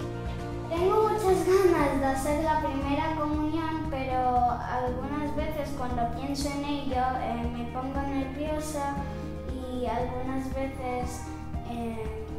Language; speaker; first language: Spanish; early bilingual, other home language; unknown